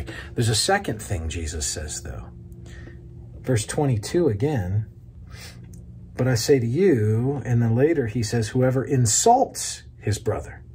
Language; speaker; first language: English; native; English